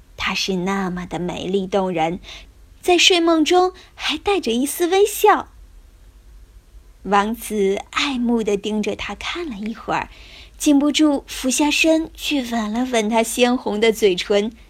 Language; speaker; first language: Chinese; native; Chinese